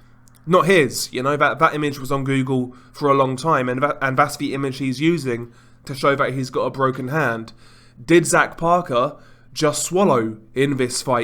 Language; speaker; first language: English; native; English